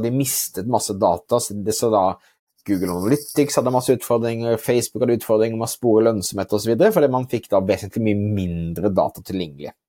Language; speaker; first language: Norwegian; native; Norwegian